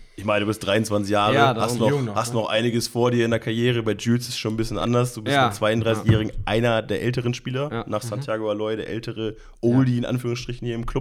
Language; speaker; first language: German; native; German